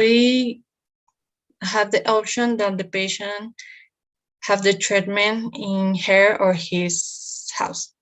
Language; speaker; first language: English; non-native, learner; Spanish